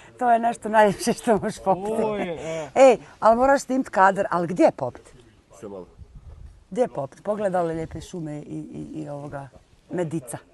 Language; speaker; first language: Bosnian; native; Bosnian